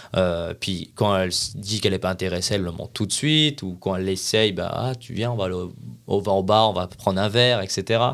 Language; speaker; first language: French; native; French